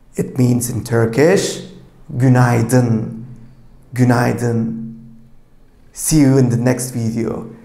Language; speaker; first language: English; non-native, fluent; Turkish